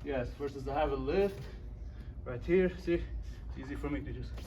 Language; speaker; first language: English; non-native, fluent; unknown